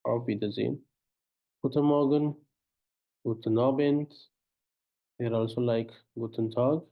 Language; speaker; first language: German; non-native, fluent; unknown